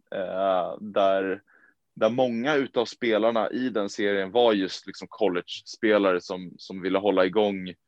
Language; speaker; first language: Swedish; native; Swedish